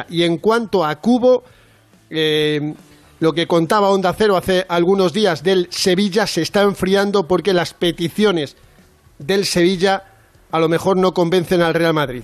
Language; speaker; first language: Spanish; native; Spanish